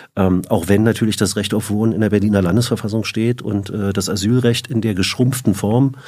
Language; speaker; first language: German; native; German